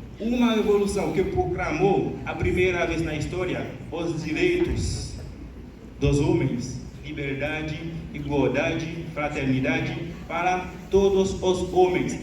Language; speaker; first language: Portuguese; non-native, fluent; Haitian Creole